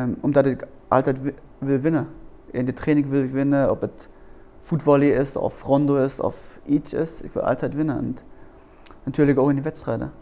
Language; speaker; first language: Dutch; non-native, learner; German